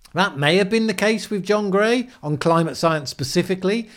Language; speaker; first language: English; native; English